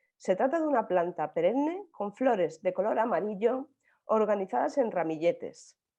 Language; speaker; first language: Spanish; native; Spanish